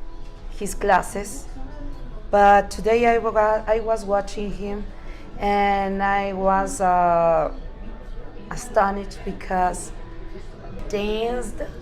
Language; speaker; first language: English; non-native, learner; Spanish